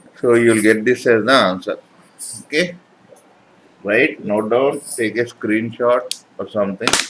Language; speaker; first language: English; non-native, local second language; Urdu